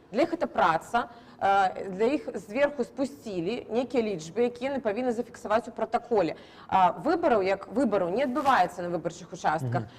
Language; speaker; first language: Belarusian; non-native, local second language; Russian